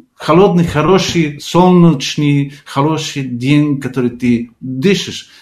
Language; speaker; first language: Russian; non-native, fluent; Spanish